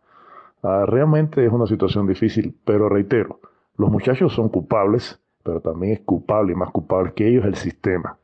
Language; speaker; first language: Spanish; native; Spanish